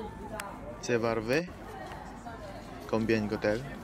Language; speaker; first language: French; non-native, learner; Filipino